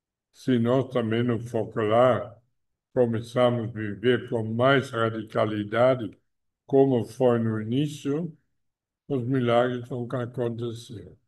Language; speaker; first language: Portuguese; non-native, fluent; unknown